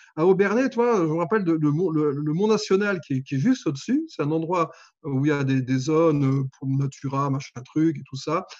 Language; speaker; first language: French; native; French